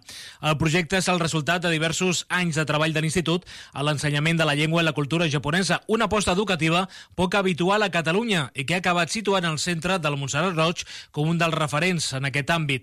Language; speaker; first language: Catalan; native; Catalan